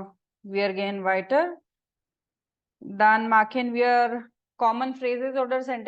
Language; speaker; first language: German; non-native, fluent; Marathi